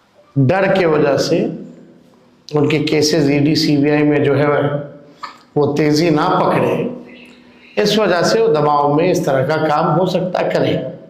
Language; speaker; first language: Hindi; native; Hindi